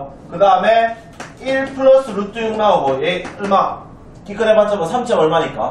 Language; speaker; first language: Korean; native; Korean